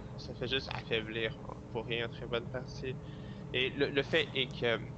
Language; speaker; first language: French; native; French